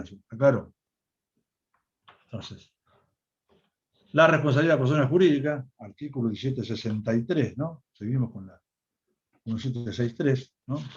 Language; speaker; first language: Spanish; native; Spanish